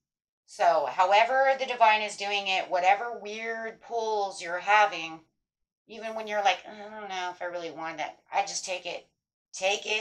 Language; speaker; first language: English; native; English